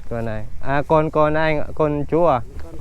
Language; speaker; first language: Vietnamese; non-native, learner; Filipino